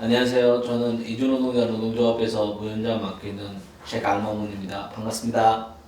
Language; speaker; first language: Korean; non-native, fluent; Bangla